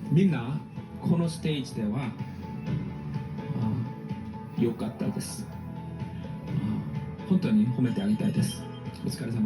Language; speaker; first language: Japanese; non-native, learner; Korean